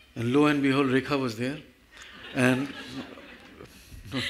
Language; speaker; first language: English; non-native, local second language; Gujarati